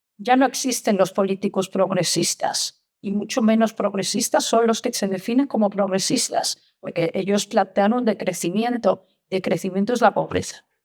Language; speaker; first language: Spanish; non-native, fluent; Italian